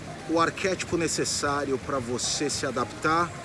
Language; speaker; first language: Portuguese; native; Portuguese